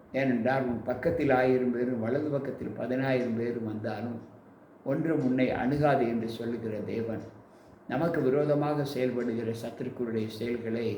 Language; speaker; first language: Tamil; native; Tamil